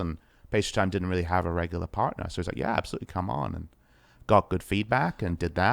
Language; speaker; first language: English; native; English